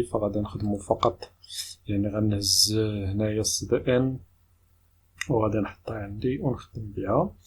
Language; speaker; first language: Arabic; native; Arabic